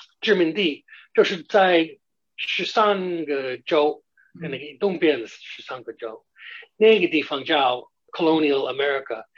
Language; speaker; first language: Chinese; non-native, fluent; English